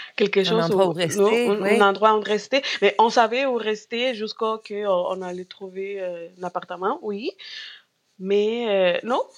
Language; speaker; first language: French; non-native, fluent; Spanish